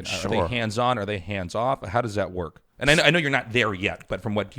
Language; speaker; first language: English; native; English